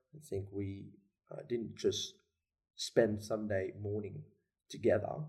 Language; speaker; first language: English; native; English